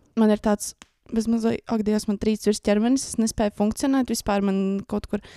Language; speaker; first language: Latvian; native; Latvian